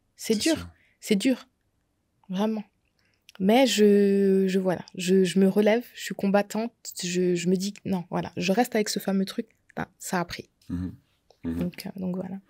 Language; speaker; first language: French; native; French